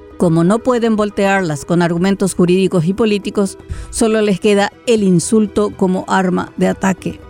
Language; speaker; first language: Spanish; native; Spanish